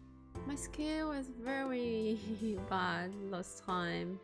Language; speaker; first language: English; non-native, learner; Japanese